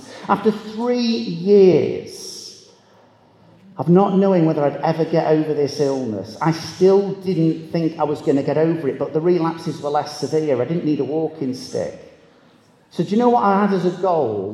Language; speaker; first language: English; native; English